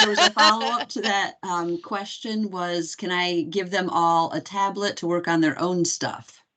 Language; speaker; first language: English; native; English